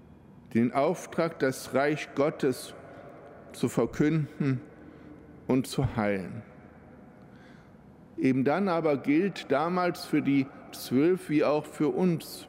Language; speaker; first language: German; native; German